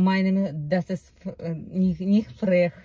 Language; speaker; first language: German; non-native, learner; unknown